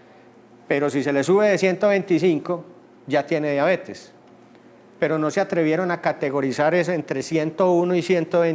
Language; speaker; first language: Spanish; native; Spanish